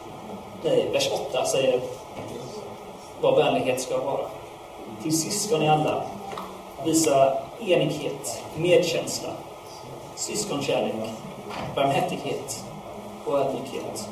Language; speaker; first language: Swedish; non-native, fluent; English